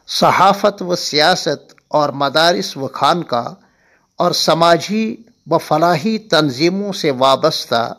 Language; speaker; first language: Urdu; non-native, local second language; Kashmiri